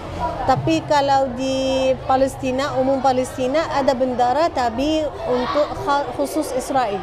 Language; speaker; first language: Indonesian; non-native, fluent; Arabic